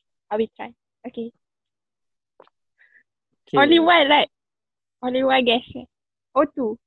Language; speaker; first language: English; non-native, local second language; Malay